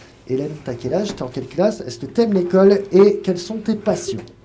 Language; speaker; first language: French; native; French